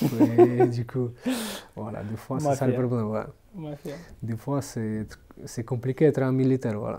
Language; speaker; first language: French; non-native, fluent; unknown